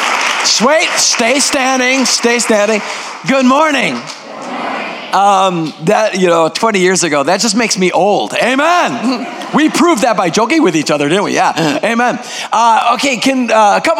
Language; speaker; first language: English; non-native, fluent; Greek